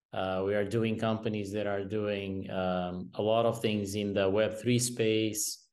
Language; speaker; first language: English; non-native, fluent; Portuguese